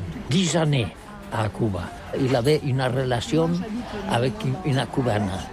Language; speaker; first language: French; non-native, learner; Catalan